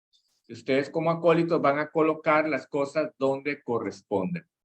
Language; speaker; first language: Spanish; native; Spanish